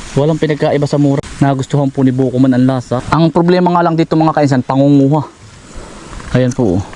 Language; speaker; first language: Filipino; native; Filipino